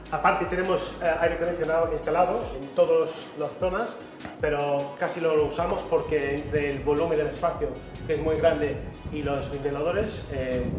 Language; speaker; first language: Spanish; non-native, fluent; English